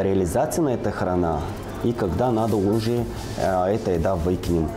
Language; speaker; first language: Russian; non-native, learner; Bulgarian